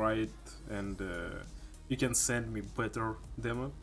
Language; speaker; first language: English; non-native, learner; Russian